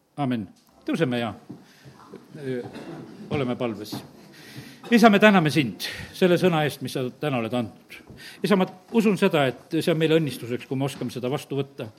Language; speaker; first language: Estonian; native; Estonian